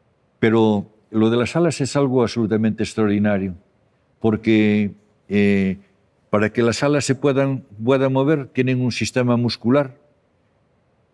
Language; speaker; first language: Spanish; native; Spanish